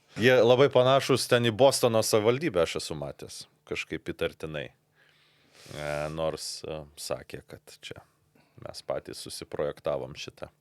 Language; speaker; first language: Lithuanian; native; Lithuanian